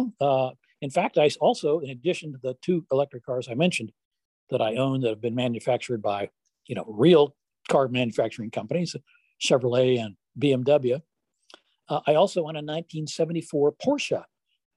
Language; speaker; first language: English; native; English